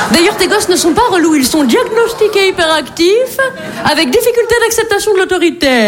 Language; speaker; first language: French; native; French